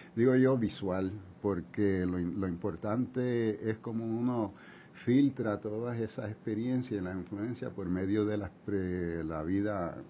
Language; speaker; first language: Spanish; early bilingual, heritage; Spanish